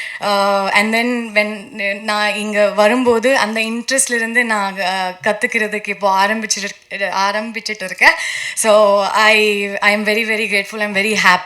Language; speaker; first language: Tamil; non-native, learner; Kannada